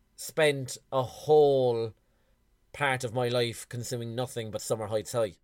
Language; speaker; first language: English; native; English